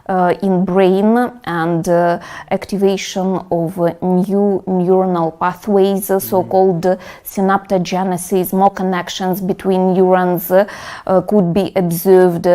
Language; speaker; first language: English; non-native, fluent; Russian